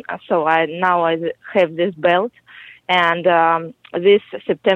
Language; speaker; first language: English; non-native, fluent; Russian